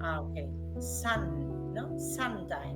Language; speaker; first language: English; non-native, learner; Spanish